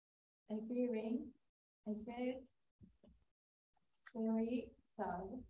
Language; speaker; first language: English; non-native, learner; Japanese